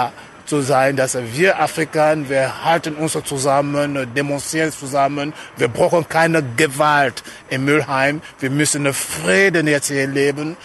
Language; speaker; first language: German; non-native, fluent; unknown